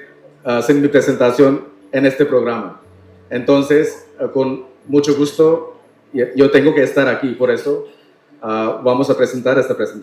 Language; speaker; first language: Spanish; non-native, learner; Tamil